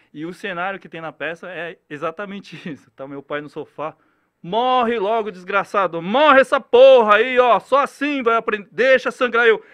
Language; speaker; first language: Portuguese; early bilingual, other home language; Korean